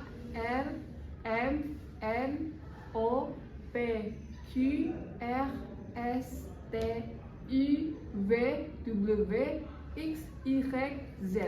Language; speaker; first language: French; non-native, learner; Indonesian